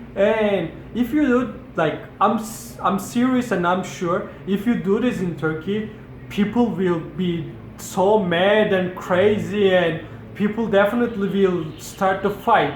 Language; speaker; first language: English; non-native, fluent; Turkish